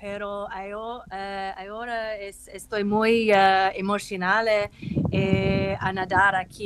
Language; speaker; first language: Spanish; non-native, learner; English